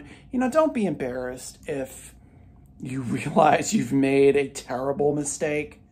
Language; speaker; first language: English; native; English